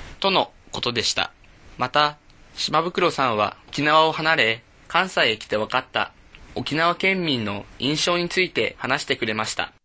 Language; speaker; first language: Japanese; native; Japanese